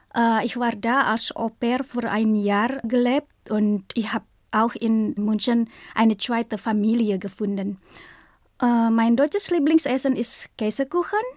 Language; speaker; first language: German; non-native, fluent; Indonesian